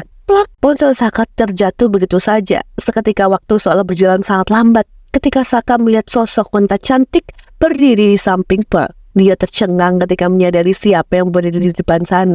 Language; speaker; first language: Indonesian; native; Indonesian